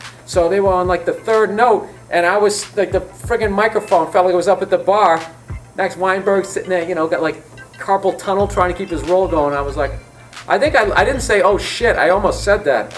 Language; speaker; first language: English; native; English